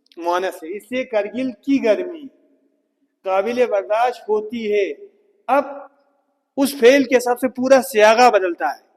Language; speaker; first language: Urdu; non-native, local second language; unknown